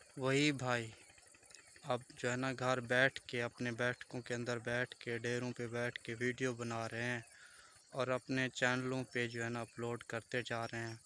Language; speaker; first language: Urdu; non-native, local second language; Saraiki